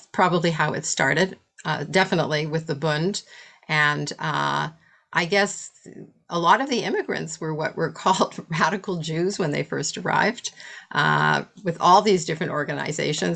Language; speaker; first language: English; native; English